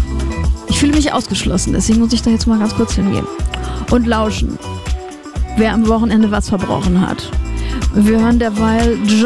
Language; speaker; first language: German; native; German